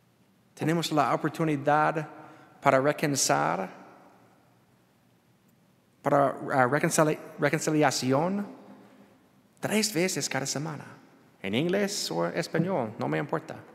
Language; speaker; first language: Spanish; non-native, learner; English